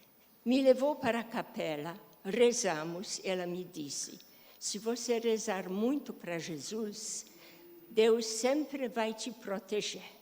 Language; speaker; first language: Portuguese; non-native, fluent; Polish